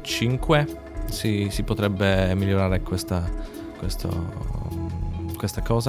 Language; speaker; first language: Italian; non-native, fluent; Polish